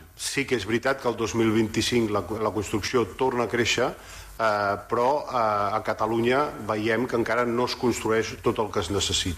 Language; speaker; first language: Catalan; native; Catalan